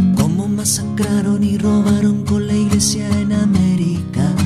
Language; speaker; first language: Spanish; native; Spanish